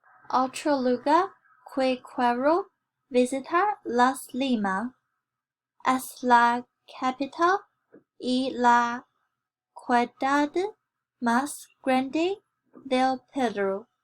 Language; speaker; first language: Spanish; non-native, learner; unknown